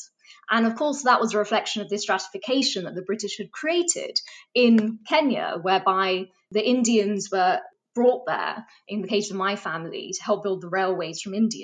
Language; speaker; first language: English; native; English